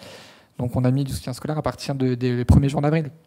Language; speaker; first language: French; native; French